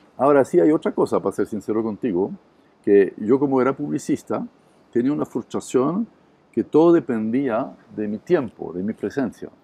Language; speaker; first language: Spanish; non-native, fluent; French